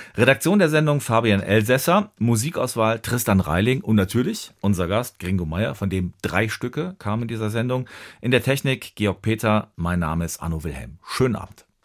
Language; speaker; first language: German; native; German